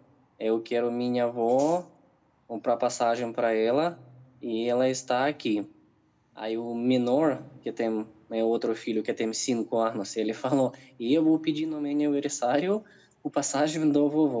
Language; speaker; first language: Portuguese; non-native, fluent; Ukrainian